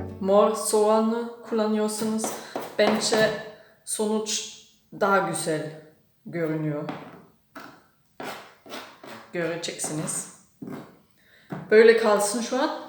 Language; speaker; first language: Turkish; non-native, fluent; German